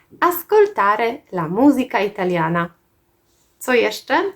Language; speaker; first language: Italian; non-native, fluent; Polish